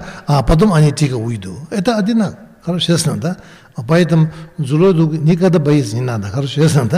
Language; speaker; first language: Russian; non-native, learner; Tibetan